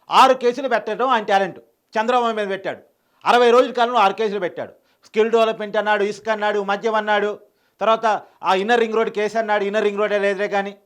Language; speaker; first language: Telugu; native; Telugu